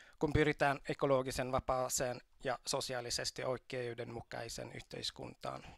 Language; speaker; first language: Finnish; non-native, fluent; Swedish